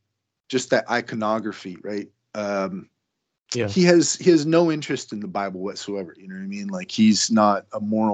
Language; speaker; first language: English; native; English